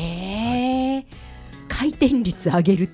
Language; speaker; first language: Japanese; native; Japanese